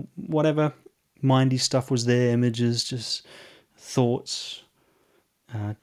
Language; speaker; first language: English; native; English